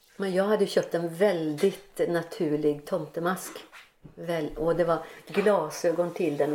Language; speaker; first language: Swedish; early bilingual, other home language; Norwegian